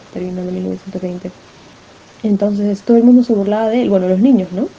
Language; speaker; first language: Spanish; native; Spanish